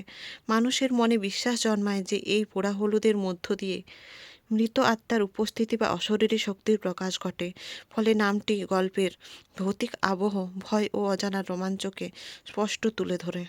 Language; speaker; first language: Bangla; native; Bangla